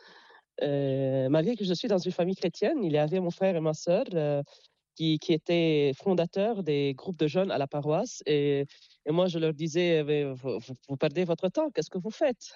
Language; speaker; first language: French; non-native, local second language; Arabic